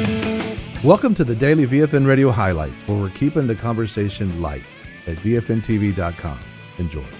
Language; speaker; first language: English; native; English